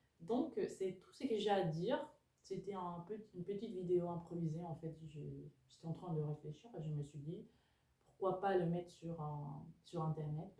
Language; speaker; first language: French; non-native, fluent; Spanish